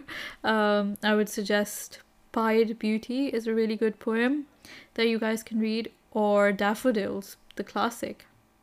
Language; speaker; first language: English; non-native, local second language; Urdu